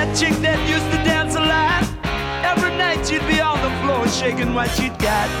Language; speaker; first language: English; native; English